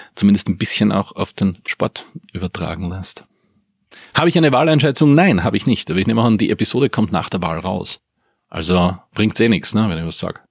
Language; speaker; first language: German; native; German